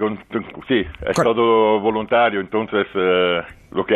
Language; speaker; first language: Spanish; non-native, fluent; Italian